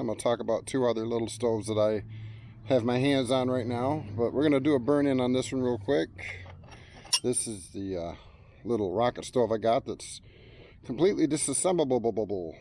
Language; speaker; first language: English; native; English